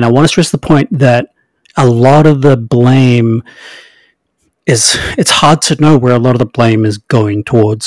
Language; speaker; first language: English; native; English